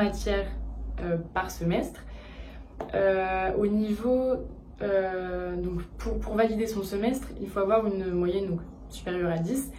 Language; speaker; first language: French; native; French